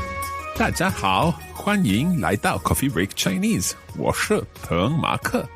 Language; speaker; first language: Chinese; non-native, learner; English